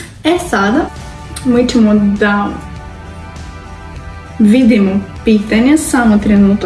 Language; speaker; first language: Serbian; non-native, learner; Russian